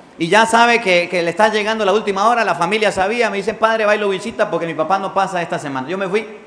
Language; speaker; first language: Spanish; native; Spanish